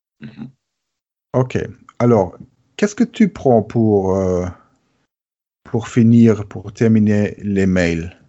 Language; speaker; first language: French; non-native, learner; German